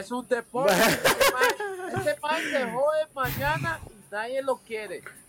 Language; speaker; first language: Spanish; early bilingual, heritage; Spanish